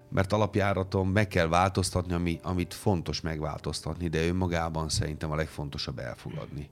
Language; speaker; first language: Hungarian; non-native, fluent; Italian